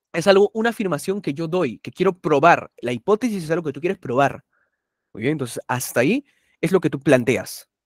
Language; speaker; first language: Spanish; native; Spanish